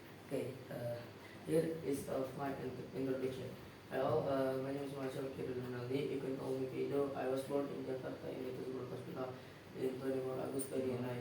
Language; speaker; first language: English; non-native, learner; Indonesian